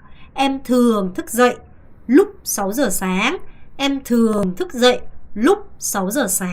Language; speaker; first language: Vietnamese; non-native, fluent; Korean